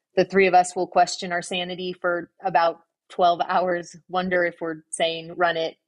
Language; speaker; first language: English; native; English